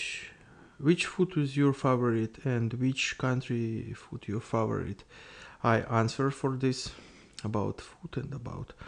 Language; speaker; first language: English; non-native, learner; Russian